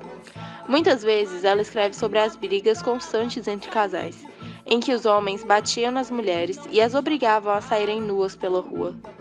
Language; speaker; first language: Portuguese; native; Portuguese